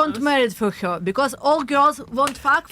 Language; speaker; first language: English; non-native, learner; Russian